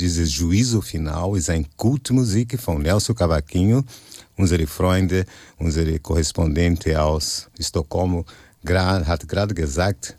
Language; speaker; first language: German; non-native, fluent; Portuguese